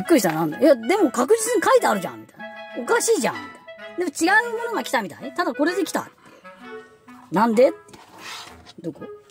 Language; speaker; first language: Japanese; native; Japanese